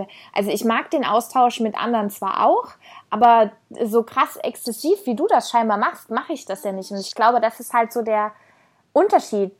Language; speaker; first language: German; native; German